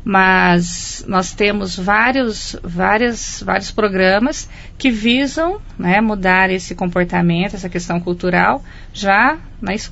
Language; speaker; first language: Portuguese; native; Portuguese